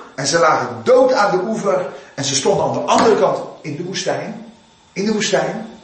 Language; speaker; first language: Dutch; native; Dutch